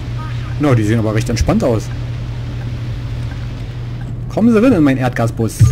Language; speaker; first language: German; native; German